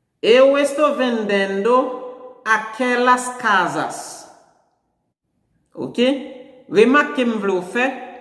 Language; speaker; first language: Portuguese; non-native, fluent; Haitian Creole